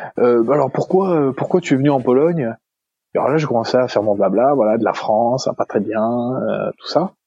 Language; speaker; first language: French; native; French